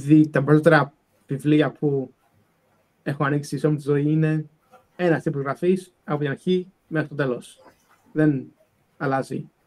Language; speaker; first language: Greek; early bilingual, other home language; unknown